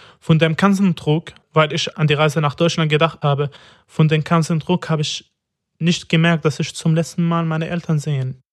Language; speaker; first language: German; non-native, fluent; Arabic